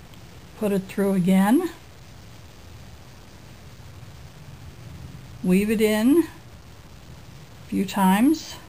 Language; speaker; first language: English; native; English